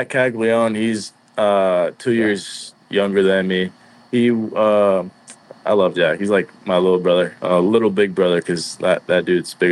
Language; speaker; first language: English; native; English